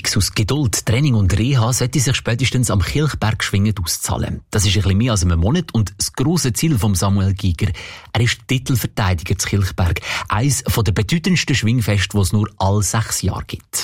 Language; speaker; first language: German; native; German